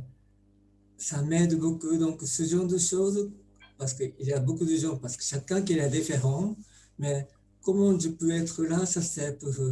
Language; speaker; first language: French; non-native, learner; Japanese